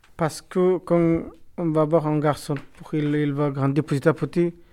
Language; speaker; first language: French; non-native, learner; Bangla